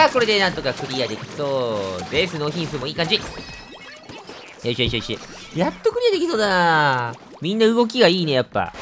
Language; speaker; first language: Japanese; native; Japanese